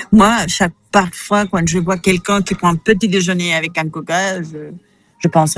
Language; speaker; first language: French; non-native, fluent; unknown